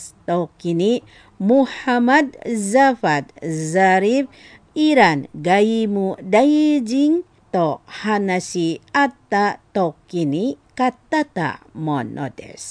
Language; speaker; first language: Japanese; non-native, fluent; Indonesian